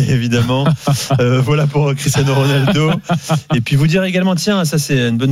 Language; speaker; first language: French; native; French